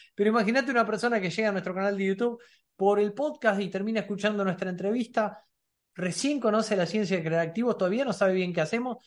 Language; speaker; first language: Spanish; native; Spanish